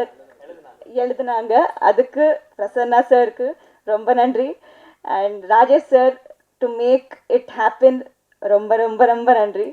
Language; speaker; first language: Tamil; non-native, learner; Telugu